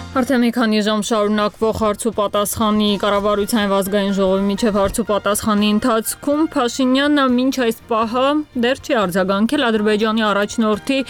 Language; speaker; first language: Armenian; native; Armenian